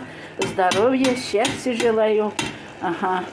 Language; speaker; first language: Russian; non-native, local second language; Tatar